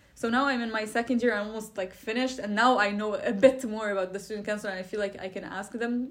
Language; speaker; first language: English; non-native, fluent; Arabic